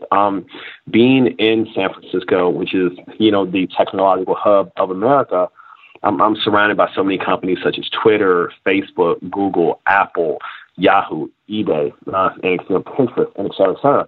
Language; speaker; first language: English; native; English